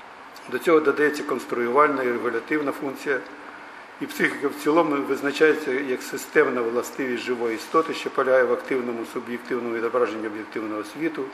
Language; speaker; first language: Ukrainian; native; Ukrainian